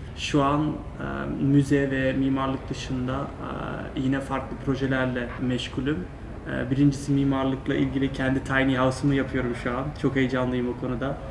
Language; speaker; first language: Turkish; early bilingual, heritage; Turkish